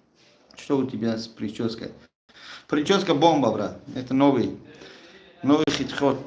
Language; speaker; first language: Russian; non-native, learner; Tajik